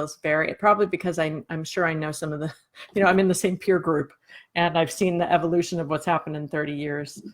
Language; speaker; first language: English; native; English